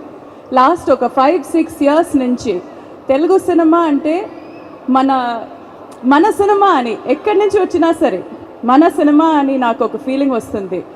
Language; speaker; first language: Telugu; non-native, learner; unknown